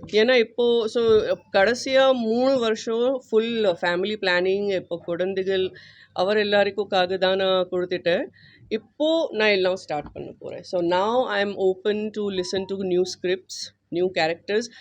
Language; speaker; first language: Tamil; non-native, learner; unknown